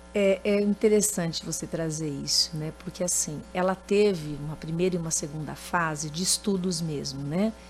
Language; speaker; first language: Portuguese; native; Portuguese